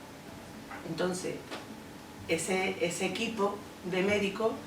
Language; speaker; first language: Spanish; native; Spanish